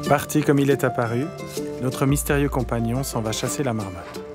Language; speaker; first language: French; native; French